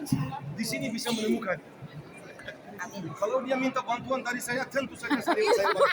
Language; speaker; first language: Indonesian; non-native, learner; Turkish